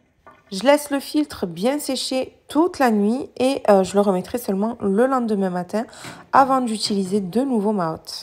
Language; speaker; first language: French; native; French